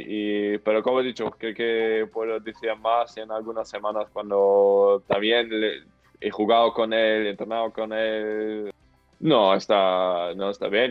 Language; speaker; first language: Spanish; non-native, fluent; German